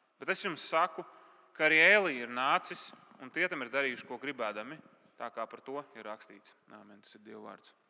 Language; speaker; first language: Latvian; native; Latvian